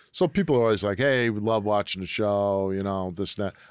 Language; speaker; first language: English; native; English